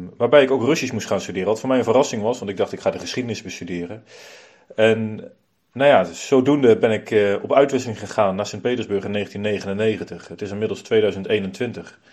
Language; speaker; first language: Dutch; native; Dutch